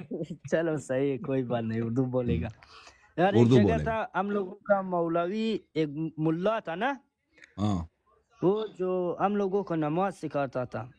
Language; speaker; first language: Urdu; non-native, learner; Persian